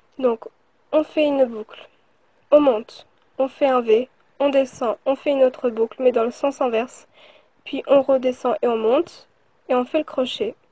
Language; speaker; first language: French; early bilingual, other home language; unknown